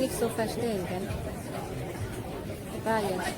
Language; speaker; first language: German; non-native, learner; Thai